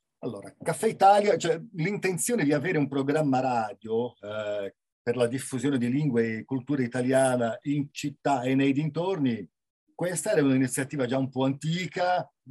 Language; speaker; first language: Italian; non-native, fluent; Portuguese